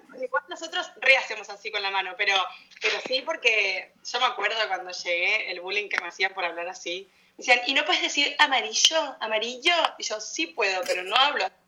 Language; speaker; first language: Spanish; native; Spanish